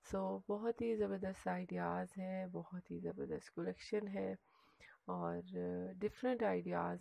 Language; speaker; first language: Hindi; native; Hindi